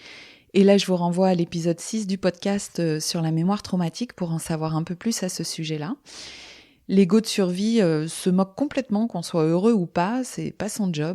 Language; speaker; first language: French; native; French